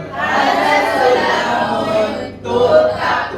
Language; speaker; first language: Arabic; non-native, learner; Malay